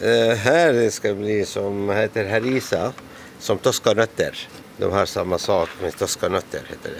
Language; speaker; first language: Swedish; non-native, learner; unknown